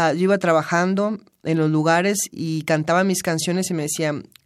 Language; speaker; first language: Spanish; native; Spanish